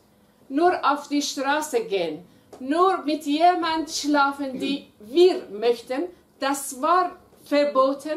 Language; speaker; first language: German; non-native, fluent; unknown